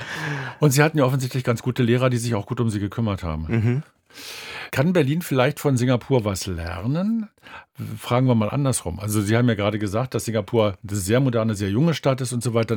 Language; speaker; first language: German; native; German